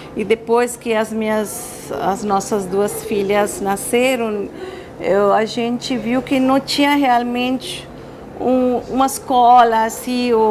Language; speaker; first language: Portuguese; non-native, fluent; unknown